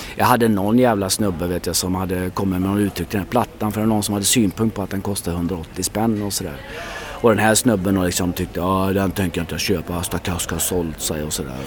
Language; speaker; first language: Swedish; native; Swedish